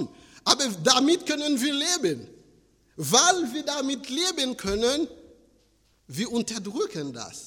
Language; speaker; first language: German; non-native, fluent; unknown